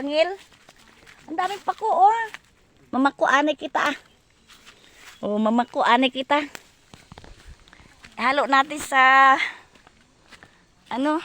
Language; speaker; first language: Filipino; non-native, local second language; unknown